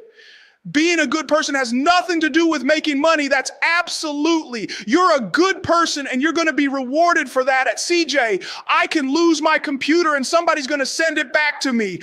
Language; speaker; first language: English; native; English